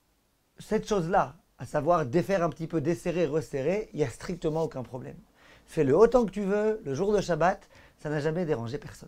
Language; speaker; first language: French; native; French